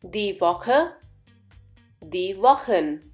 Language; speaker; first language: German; non-native, fluent; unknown